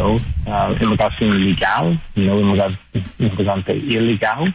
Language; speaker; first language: Spanish; non-native, learner; English